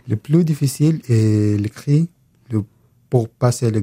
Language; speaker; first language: French; non-native, learner; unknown